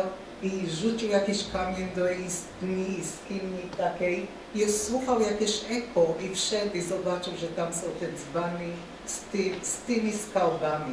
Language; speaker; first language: Polish; non-native, fluent; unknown